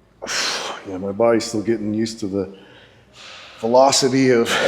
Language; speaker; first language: English; native; English